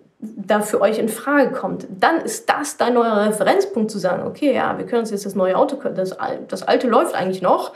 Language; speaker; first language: German; native; German